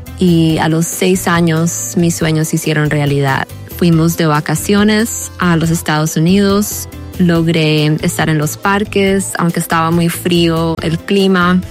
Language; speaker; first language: Spanish; early bilingual, heritage; Spanish